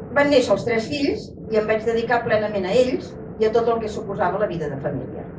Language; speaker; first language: Catalan; native; Catalan